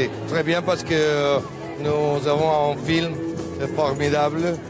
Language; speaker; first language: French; non-native, learner; Spanish